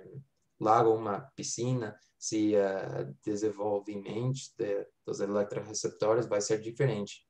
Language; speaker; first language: Portuguese; non-native, fluent; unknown